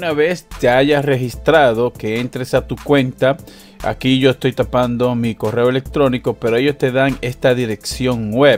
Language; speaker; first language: Spanish; native; Spanish